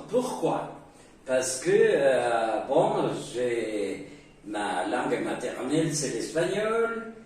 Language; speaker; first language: French; non-native, fluent; Spanish